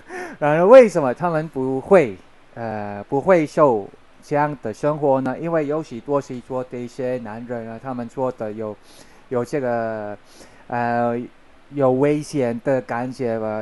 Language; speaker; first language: Chinese; non-native, learner; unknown